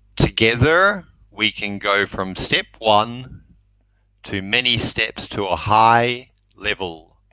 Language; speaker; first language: English; native; English